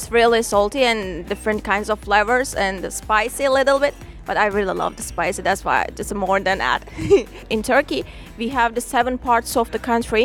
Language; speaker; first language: English; non-native, learner; Turkish